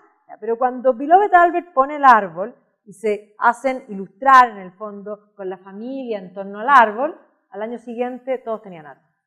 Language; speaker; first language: Spanish; native; Spanish